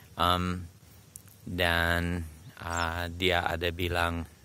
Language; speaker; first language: Indonesian; non-native, fluent; English